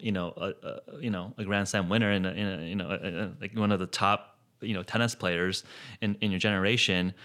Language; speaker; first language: English; native; English